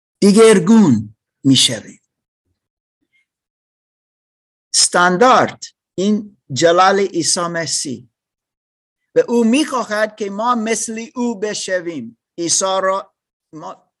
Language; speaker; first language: Persian; non-native, learner; English